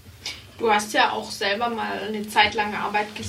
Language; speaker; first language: German; native; German